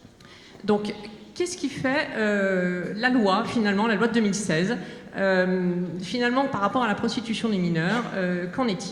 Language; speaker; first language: French; native; French